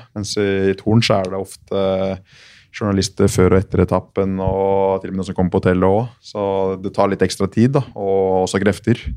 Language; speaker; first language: Norwegian; native; Norwegian